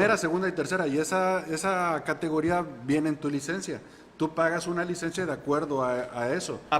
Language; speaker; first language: Spanish; native; Spanish